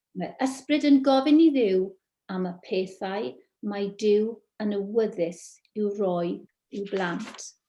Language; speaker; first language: Welsh; non-native, local second language; English